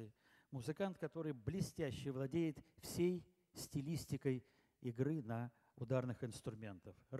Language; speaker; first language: Russian; native; Russian